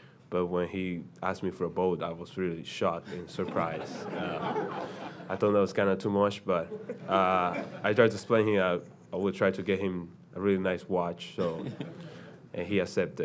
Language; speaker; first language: English; non-native, fluent; Spanish